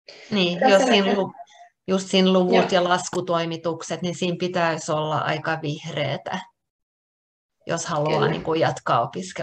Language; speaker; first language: Finnish; non-native, local second language; Swedish